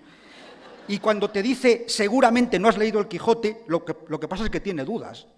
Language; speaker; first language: Spanish; native; Spanish